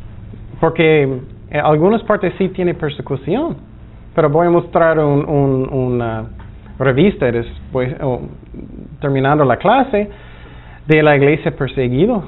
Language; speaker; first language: Spanish; non-native, fluent; English